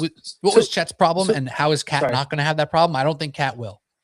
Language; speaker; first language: English; native; English